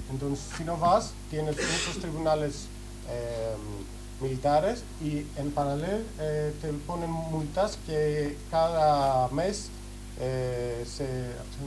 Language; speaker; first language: Spanish; non-native, learner; Greek